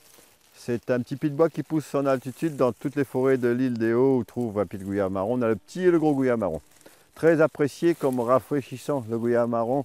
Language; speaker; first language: French; native; French